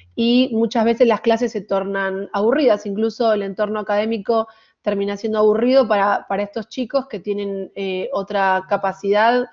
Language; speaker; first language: Spanish; native; Spanish